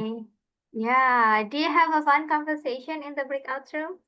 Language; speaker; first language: English; non-native, fluent; Indonesian